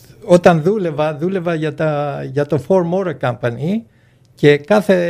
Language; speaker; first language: Greek; early bilingual, other home language; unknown